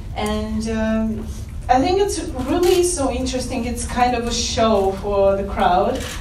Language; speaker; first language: English; non-native, fluent; Russian